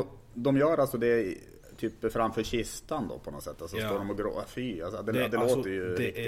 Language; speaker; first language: Swedish; native; Swedish